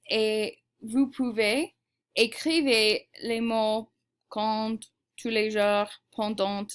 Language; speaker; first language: French; non-native, fluent; English